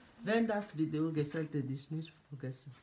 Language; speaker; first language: German; non-native, learner; French